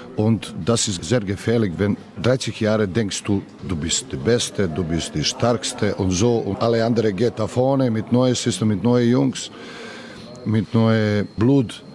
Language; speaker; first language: German; non-native, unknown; Serbian